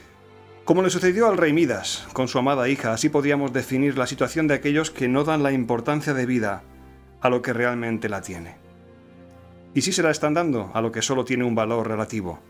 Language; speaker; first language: Spanish; native; Spanish